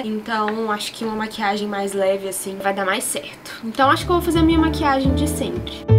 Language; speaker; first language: Portuguese; native; Portuguese